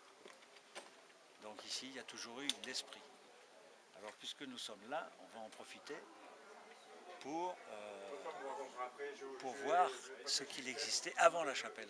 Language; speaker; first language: French; native; French